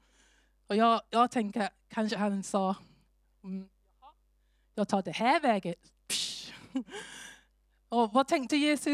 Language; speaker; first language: Swedish; non-native, fluent; English